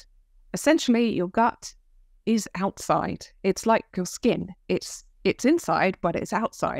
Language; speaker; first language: English; native; English